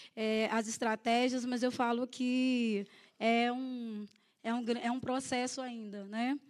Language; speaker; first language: Portuguese; native; Portuguese